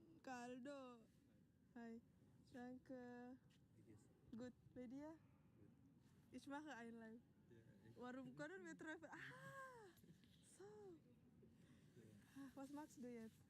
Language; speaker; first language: German; non-native, learner; Indonesian